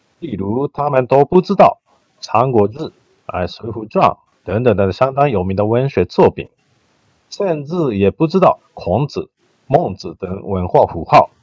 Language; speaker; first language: Chinese; non-native, fluent; Japanese